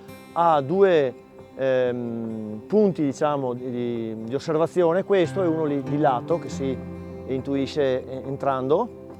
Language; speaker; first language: Italian; native; Italian